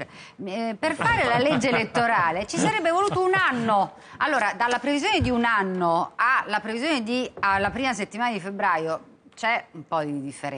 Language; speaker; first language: Italian; native; Italian